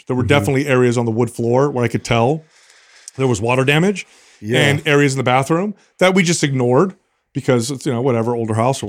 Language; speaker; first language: English; native; English